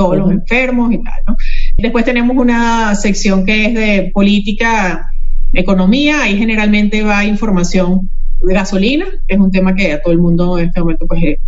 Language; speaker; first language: Spanish; native; Spanish